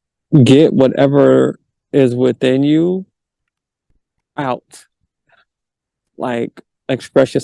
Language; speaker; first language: English; native; English